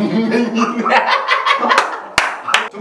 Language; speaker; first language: Korean; native; Korean